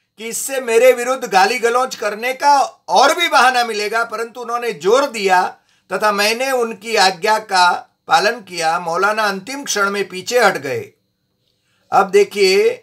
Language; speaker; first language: Hindi; non-native, local second language; Gujarati